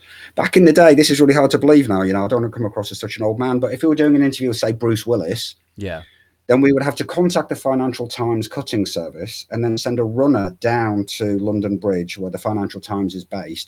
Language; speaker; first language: English; native; English